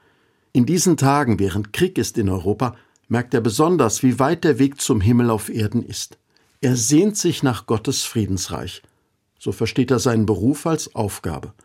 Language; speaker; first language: German; native; German